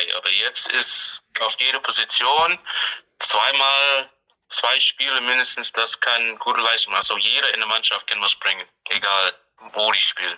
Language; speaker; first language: German; non-native, fluent; English